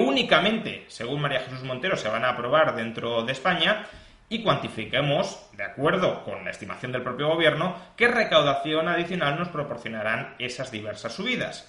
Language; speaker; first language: Spanish; native; Spanish